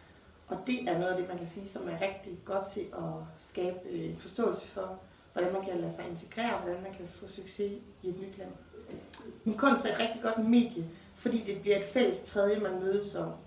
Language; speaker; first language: Danish; native; Danish